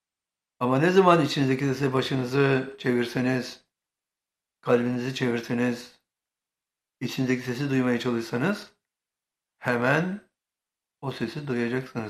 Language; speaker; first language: Turkish; native; Turkish